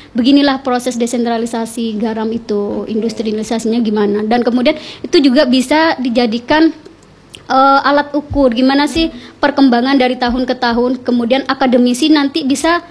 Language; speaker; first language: Indonesian; non-native, local second language; Madurese